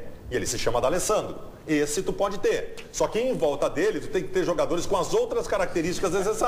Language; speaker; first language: Portuguese; native; Portuguese